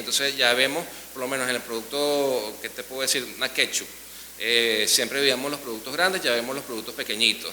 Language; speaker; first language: Spanish; native; Spanish